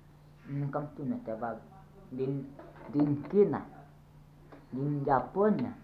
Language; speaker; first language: Romanian; non-native, learner; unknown